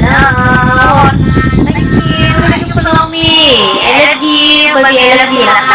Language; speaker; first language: English; non-native, learner; Vietnamese